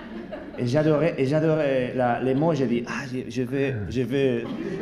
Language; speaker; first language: French; non-native, learner; Spanish